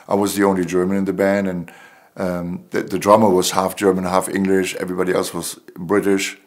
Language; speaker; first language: English; non-native, fluent; German